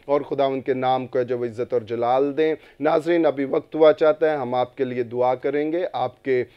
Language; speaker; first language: Urdu; non-native, local second language; Punjabi